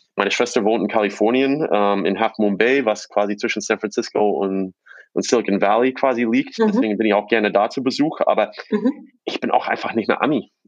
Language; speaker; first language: German; non-native, fluent; English